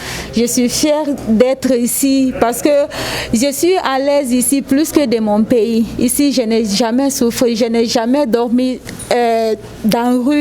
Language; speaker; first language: French; non-native, local second language; Susu